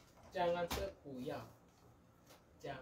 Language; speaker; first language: Chinese; non-native, learner; Indonesian